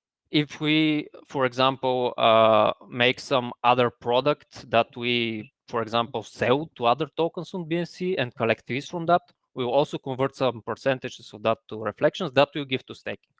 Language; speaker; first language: English; non-native, fluent; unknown